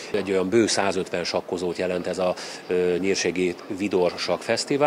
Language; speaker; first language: Hungarian; native; Hungarian